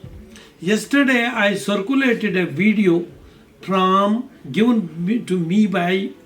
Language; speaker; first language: English; non-native, local second language; Kashmiri